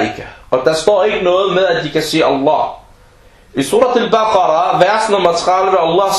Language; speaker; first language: Danish; early bilingual, other home language; Arabic